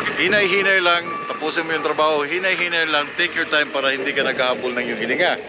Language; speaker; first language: Filipino; non-native, local second language; Cebuano